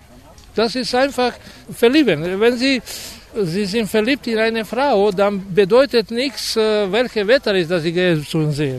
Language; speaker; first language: German; non-native, learner; Croatian